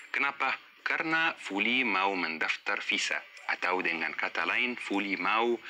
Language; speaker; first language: Indonesian; non-native, fluent; Arabic